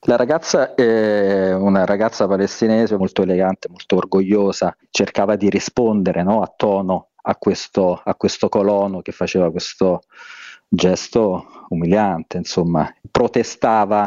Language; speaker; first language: Italian; native; Italian